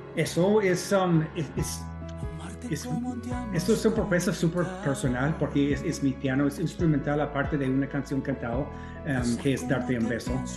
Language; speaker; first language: Spanish; non-native, fluent; English